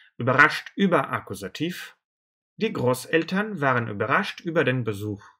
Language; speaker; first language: German; non-native, fluent; Russian